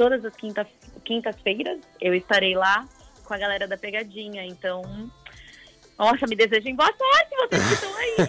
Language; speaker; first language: Portuguese; native; Portuguese